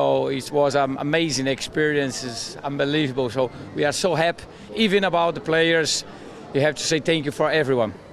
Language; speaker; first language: English; non-native, fluent; Portuguese